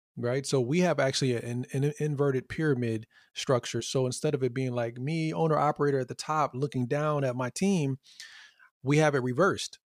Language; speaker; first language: English; native; English